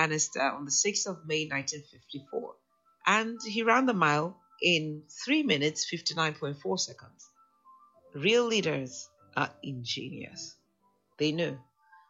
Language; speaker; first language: English; non-native, local second language; Yoruba